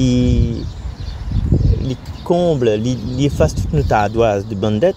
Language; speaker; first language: French; non-native, local second language; Réunion Creole French